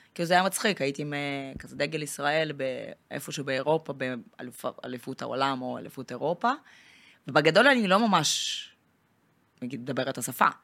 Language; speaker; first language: Hebrew; non-native, fluent; Russian